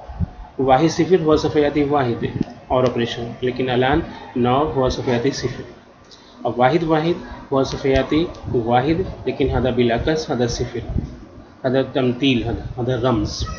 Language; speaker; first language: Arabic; non-native, learner; Urdu